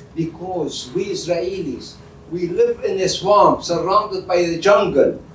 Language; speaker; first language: English; non-native, fluent; Arabic